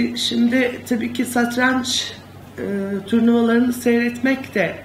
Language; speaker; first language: Turkish; native; Turkish